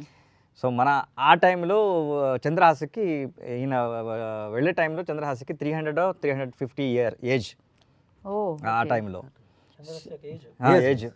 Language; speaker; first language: Telugu; non-native, learner; Kannada